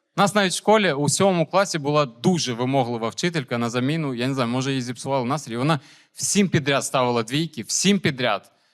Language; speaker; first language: Ukrainian; non-native, local second language; Russian